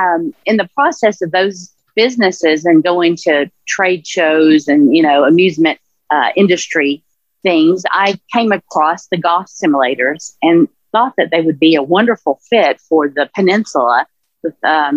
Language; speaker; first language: English; native; English